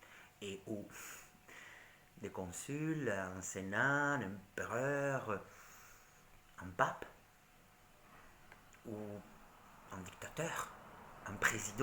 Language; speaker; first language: French; non-native, learner; Italian